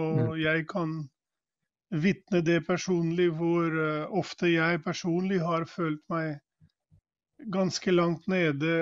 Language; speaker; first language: Swedish; non-native, fluent; Albanian